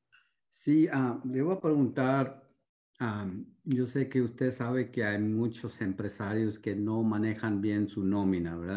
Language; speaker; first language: Spanish; early bilingual, heritage; Spanish